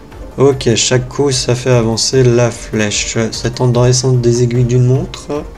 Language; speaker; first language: French; native; French